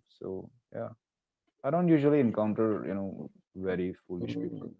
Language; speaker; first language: English; non-native, local second language; Hindi